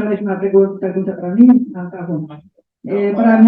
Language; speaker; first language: Portuguese; non-native, learner; Polish